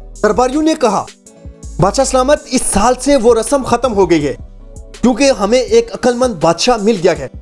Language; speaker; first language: Urdu; native; Urdu